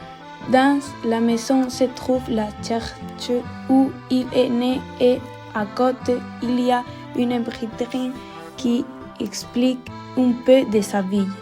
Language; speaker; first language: French; non-native, learner; Spanish